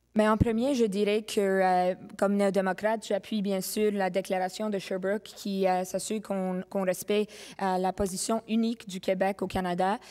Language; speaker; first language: French; non-native, local second language; English